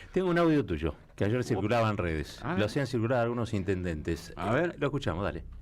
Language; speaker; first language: Spanish; native; Spanish